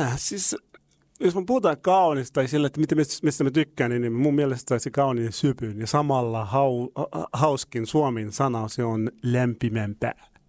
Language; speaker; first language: Finnish; non-native, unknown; Arabic